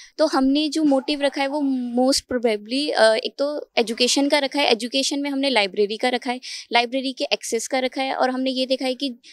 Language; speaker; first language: Hindi; native; Hindi